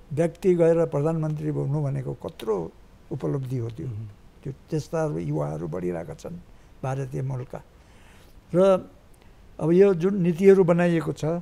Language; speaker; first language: Nepali; native; Nepali